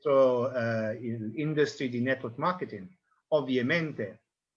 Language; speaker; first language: Italian; non-native, learner; English